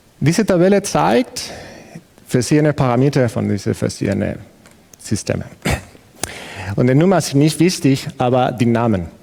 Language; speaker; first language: German; non-native, learner; Spanish